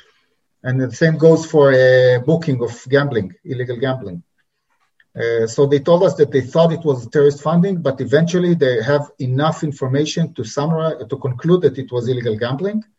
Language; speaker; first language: English; non-native, fluent; Hebrew